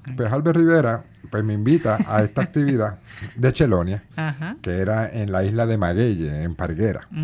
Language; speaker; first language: Spanish; native; Spanish